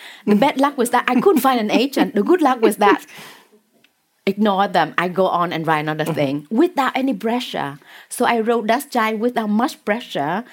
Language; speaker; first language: English; non-native, fluent; Vietnamese